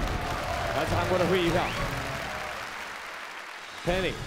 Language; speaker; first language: Chinese; native; Chinese